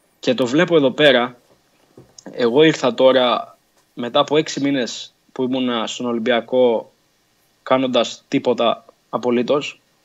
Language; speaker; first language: Greek; early bilingual, other home language; Portuguese